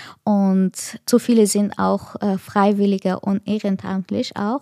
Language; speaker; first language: German; non-native, learner; Persian